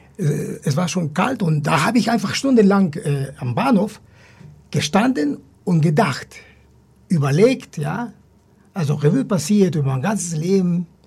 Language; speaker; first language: German; non-native, fluent; Spanish